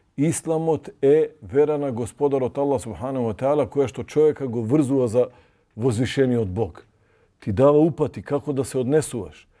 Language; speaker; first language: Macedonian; non-native, local second language; Albanian